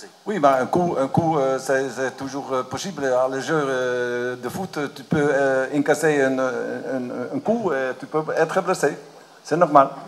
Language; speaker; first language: French; non-native, learner; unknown